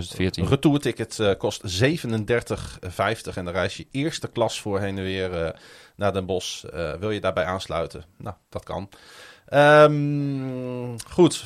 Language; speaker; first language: Dutch; native; Dutch